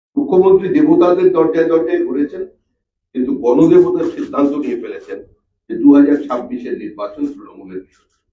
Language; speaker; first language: Bangla; native; Bangla